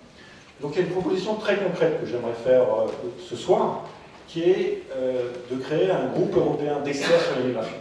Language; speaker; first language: French; native; French